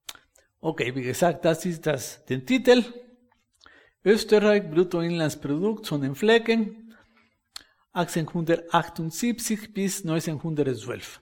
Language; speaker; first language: German; non-native, fluent; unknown